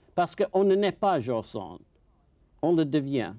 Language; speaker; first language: French; non-native, fluent; English